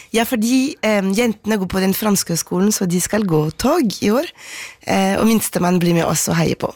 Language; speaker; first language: Norwegian; non-native, fluent; French